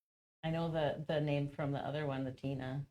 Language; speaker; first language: English; native; English